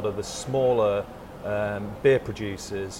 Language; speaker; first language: English; native; English